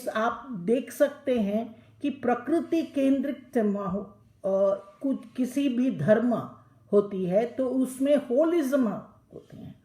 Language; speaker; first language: Hindi; non-native, local second language; Telugu